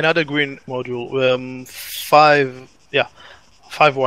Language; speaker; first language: English; non-native, fluent; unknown